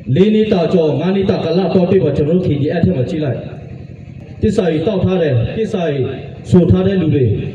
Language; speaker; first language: Burmese; non-native, local second language; Western Kayah